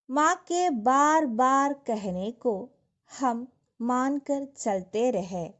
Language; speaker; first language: Hindi; non-native, local second language; Malayalam